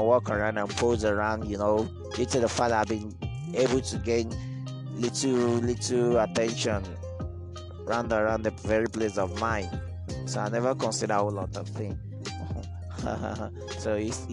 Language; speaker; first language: English; non-native, local second language; Yoruba